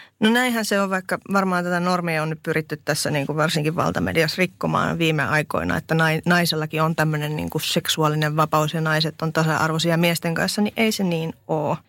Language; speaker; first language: Finnish; early bilingual, other home language; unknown